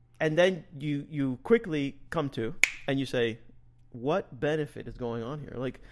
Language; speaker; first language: English; native; English